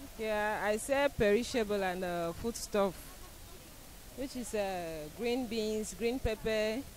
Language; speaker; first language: Nigerian Pidgin; native; Nigerian Pidgin